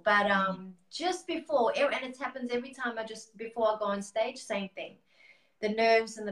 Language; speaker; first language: English; native; English